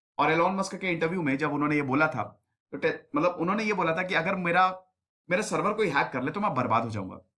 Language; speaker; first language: Hindi; native; Hindi